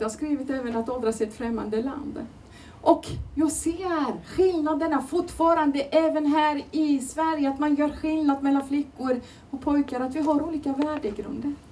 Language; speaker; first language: Swedish; non-native, fluent; Turoyo